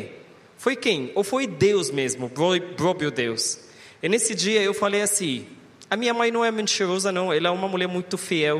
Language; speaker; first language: Portuguese; non-native, learner; Arabic